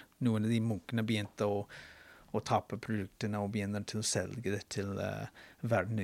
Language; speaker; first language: Norwegian; non-native, fluent; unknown